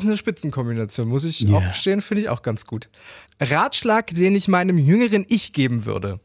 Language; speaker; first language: German; native; German